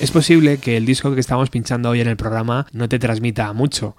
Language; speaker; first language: Spanish; native; Spanish